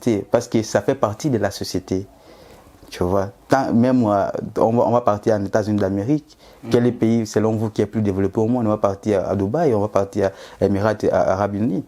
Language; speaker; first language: French; non-native, fluent; Portuguese